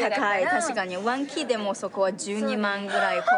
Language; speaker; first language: Japanese; non-native, fluent; Chinese